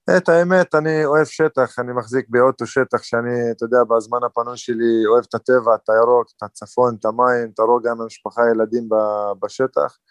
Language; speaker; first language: Hebrew; non-native, local second language; Arabic